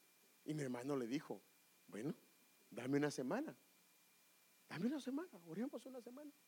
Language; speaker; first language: Spanish; native; Spanish